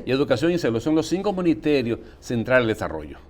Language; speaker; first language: Spanish; native; Spanish